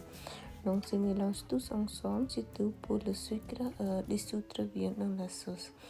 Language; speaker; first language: French; non-native, fluent; Khmer